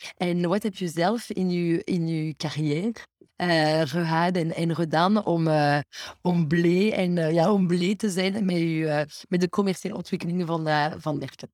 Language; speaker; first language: Dutch; non-native, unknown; French